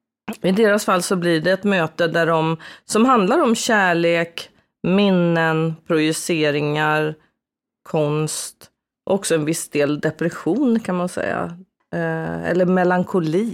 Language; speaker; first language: Swedish; native; Swedish